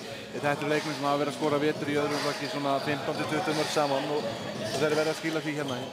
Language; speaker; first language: Icelandic; native; Icelandic